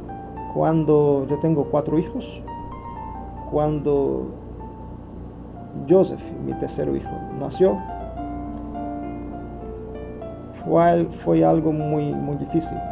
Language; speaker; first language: Spanish; non-native, fluent; Portuguese